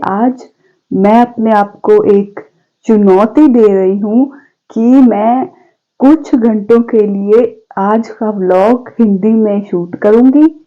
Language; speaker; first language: Hindi; non-native, local second language; Punjabi